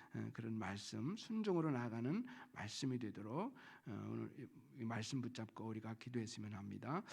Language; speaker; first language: Korean; native; Korean